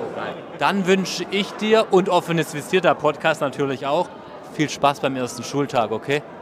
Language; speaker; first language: German; native; German